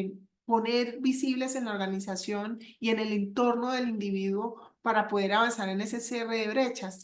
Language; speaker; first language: Spanish; native; Spanish